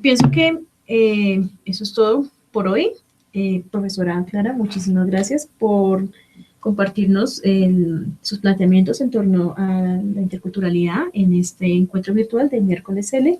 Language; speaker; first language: Spanish; native; Spanish